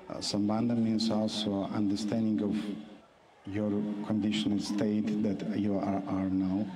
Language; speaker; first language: English; non-native, fluent; Romanian